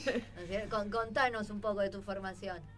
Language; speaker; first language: Spanish; native; Spanish